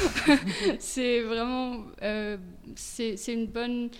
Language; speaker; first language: French; non-native, fluent; German